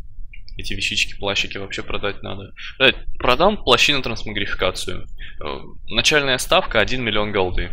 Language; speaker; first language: Russian; native; Russian